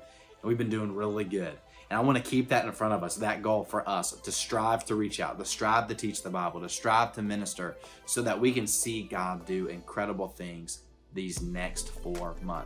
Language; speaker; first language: English; native; English